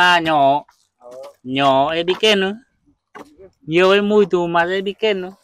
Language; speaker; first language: Portuguese; non-native, learner; Vietnamese